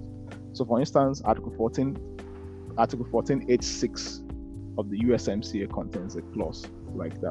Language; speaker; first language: English; non-native, local second language; Yoruba